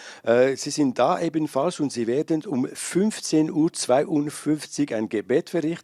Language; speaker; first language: German; non-native, local second language; French